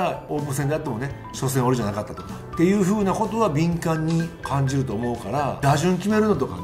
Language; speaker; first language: Japanese; native; Japanese